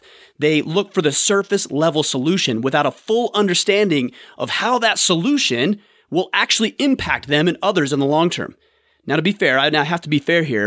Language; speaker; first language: English; native; English